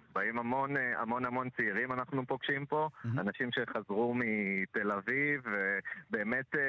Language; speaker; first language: Hebrew; native; Hebrew